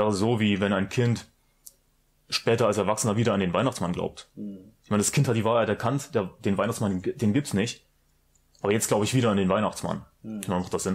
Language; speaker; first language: German; native; German